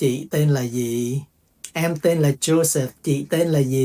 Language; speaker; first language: Vietnamese; early bilingual, heritage; Vietnamese